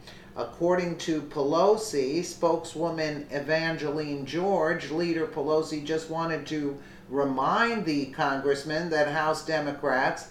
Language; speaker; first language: English; native; English